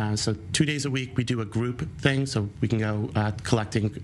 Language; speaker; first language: English; native; English